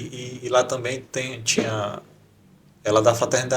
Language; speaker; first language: Portuguese; native; Portuguese